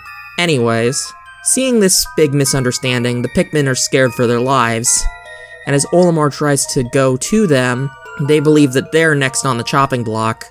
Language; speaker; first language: English; native; English